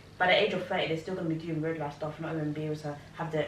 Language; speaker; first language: English; native; English